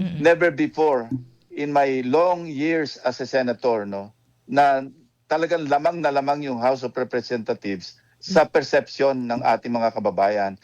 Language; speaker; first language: Filipino; native; Filipino